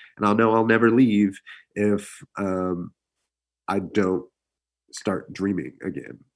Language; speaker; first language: English; native; English